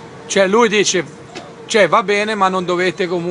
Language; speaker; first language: Italian; native; Italian